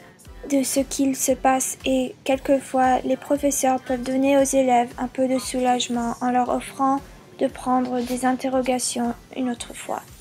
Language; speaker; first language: French; non-native, fluent; English